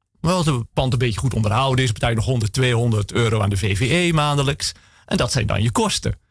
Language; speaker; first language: Dutch; native; Dutch